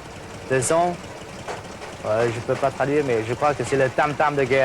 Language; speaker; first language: French; non-native, fluent; Vietnamese